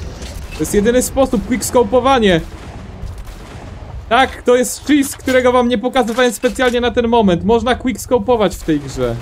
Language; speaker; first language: Polish; native; Polish